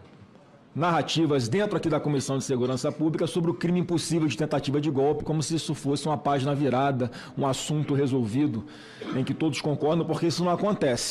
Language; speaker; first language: Portuguese; native; Portuguese